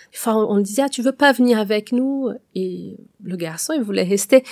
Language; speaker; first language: French; non-native, fluent; Portuguese